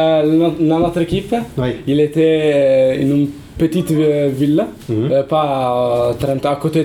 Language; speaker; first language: French; non-native, learner; Italian